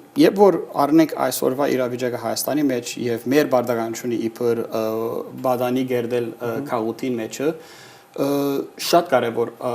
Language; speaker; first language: Armenian; early bilingual, heritage; Armenian